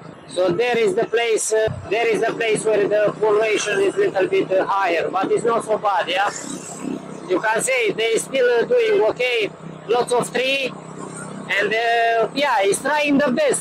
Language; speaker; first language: English; non-native, learner; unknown